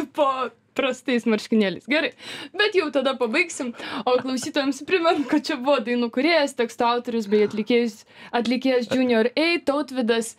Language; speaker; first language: Lithuanian; native; Lithuanian